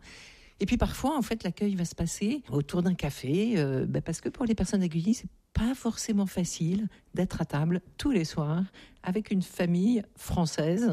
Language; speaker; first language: French; native; French